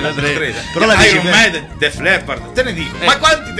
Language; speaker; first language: Italian; native; Italian